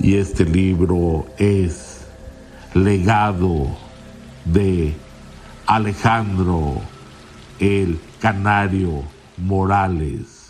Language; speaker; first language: Spanish; early bilingual, heritage; Spanish